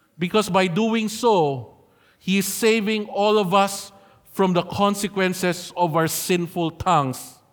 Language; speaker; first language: English; non-native, local second language; Filipino